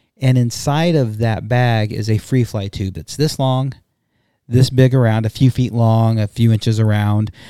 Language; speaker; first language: English; native; English